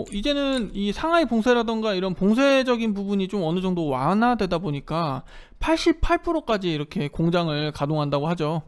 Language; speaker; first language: Korean; native; Korean